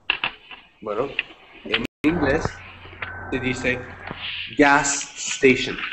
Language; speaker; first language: Spanish; non-native, fluent; English